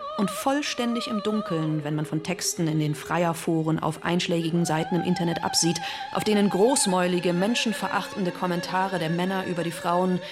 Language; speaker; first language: German; native; German